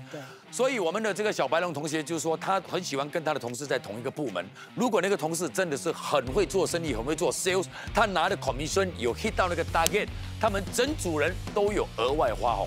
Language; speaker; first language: Chinese; native; Chinese